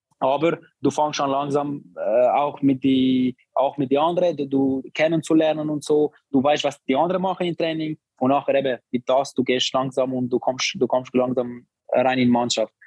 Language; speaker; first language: German; non-native, learner; Albanian